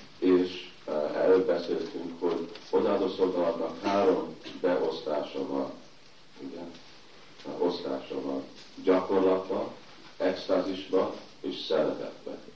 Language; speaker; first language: Hungarian; early bilingual, heritage; Hungarian